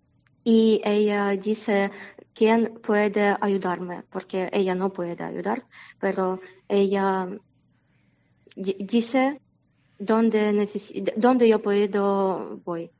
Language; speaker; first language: Spanish; non-native, learner; Ukrainian